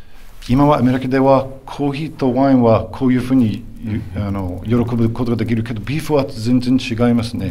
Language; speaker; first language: Japanese; non-native, fluent; English